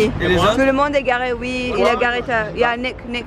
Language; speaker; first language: French; non-native, learner; English